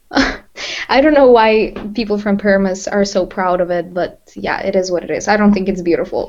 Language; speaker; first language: English; non-native, fluent; Russian